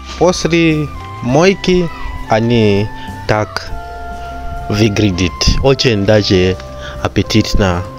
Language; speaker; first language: Russian; non-native, learner; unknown